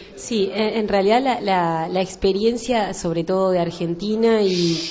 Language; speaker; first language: Spanish; native; Spanish